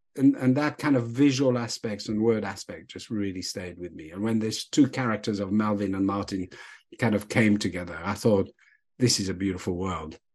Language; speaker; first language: English; non-native, fluent; French